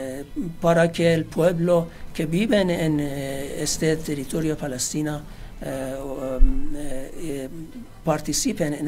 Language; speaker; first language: Spanish; non-native, fluent; Persian